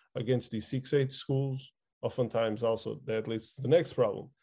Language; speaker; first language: English; non-native, fluent; Portuguese